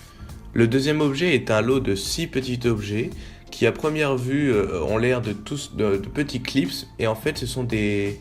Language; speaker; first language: French; native; French